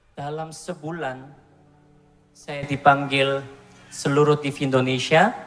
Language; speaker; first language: Indonesian; non-native, fluent; Korean